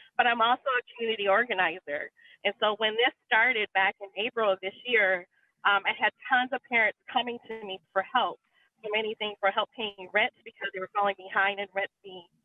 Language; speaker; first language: English; native; English